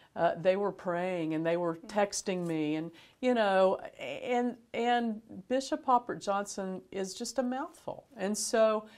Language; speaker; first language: English; native; English